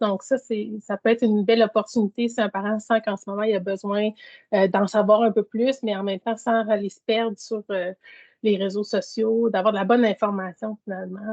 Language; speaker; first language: French; native; French